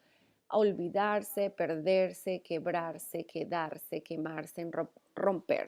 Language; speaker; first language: Spanish; native; Spanish